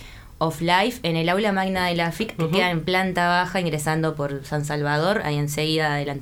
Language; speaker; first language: Spanish; native; Spanish